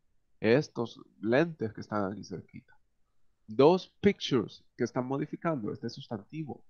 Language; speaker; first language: Spanish; native; Spanish